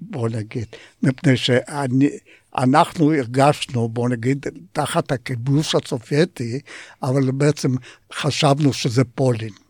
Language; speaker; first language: Hebrew; non-native, fluent; Polish